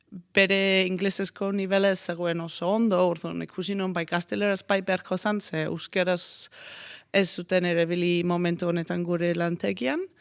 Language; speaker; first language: Basque; non-native, fluent; Danish